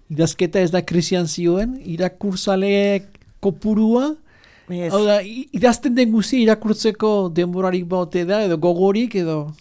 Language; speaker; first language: Basque; native; Basque